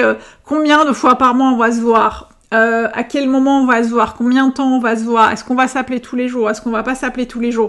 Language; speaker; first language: French; native; French